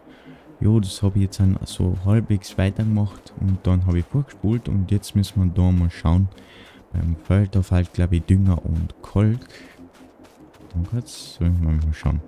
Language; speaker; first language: German; native; German